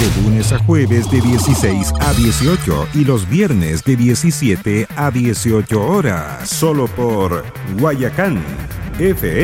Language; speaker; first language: Spanish; native; Spanish